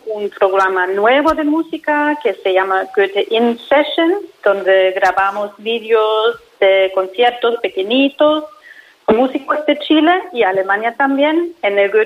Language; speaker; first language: Spanish; non-native, learner; German